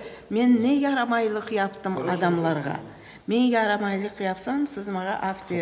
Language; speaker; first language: Turkish; non-native, learner; Crimean Tatar